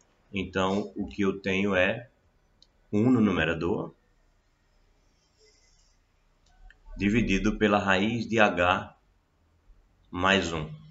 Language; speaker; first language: Portuguese; native; Portuguese